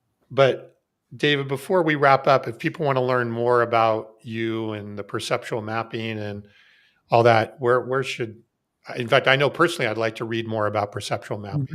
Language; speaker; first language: English; native; English